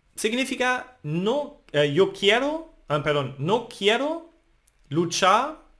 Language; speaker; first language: Spanish; non-native, fluent; German